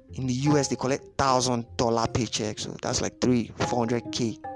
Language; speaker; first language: English; non-native, local second language; Yoruba